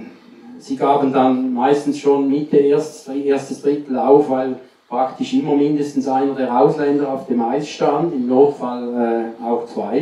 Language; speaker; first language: German; native; German